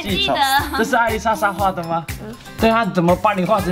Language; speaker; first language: Chinese; native; Chinese